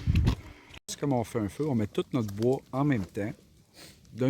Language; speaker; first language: French; native; French